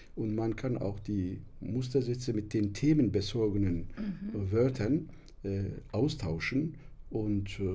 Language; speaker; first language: German; non-native, fluent; Turkish